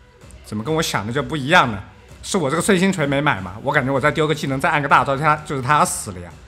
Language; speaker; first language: Chinese; native; Chinese